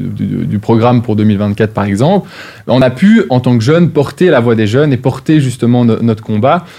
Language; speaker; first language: French; native; French